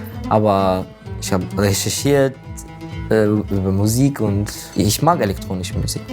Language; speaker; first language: German; non-native, learner; Turkish